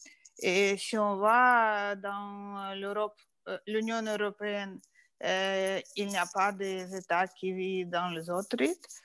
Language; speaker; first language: French; non-native, fluent; Ukrainian